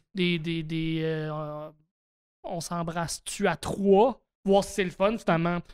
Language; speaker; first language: French; native; French